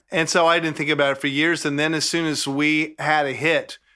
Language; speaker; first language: English; native; English